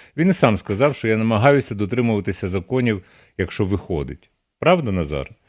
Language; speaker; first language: Ukrainian; native; Ukrainian